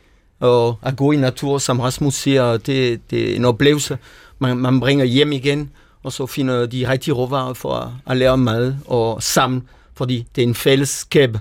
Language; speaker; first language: Danish; non-native, fluent; French